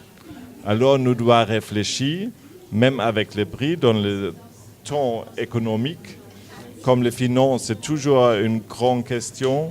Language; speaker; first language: French; non-native, learner; German